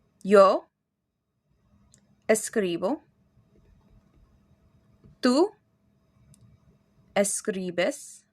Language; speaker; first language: Spanish; non-native, fluent; English